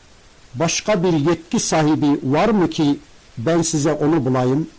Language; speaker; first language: Turkish; native; Turkish